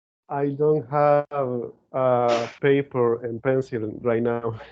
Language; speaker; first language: English; non-native, learner; Spanish